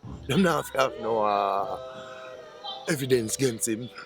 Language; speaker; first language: English; native; English